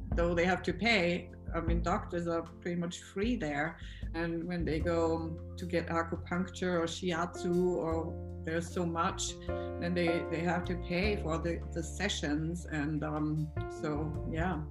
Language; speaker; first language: English; non-native, fluent; German